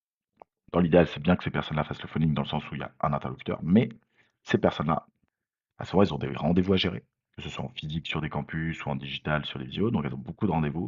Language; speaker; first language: French; native; French